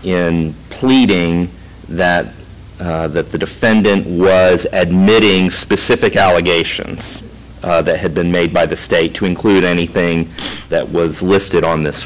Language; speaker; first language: English; native; English